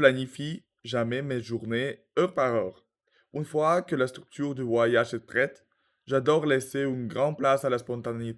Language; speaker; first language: French; non-native, learner; Russian